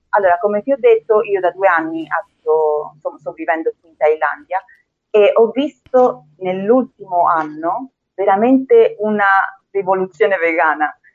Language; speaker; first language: Italian; early bilingual, other home language; Spanish